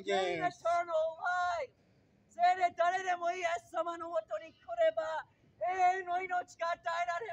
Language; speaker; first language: Japanese; early bilingual, heritage; English